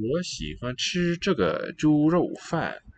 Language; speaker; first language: Chinese; non-native, learner; English